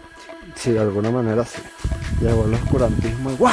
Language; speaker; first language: Spanish; native; Spanish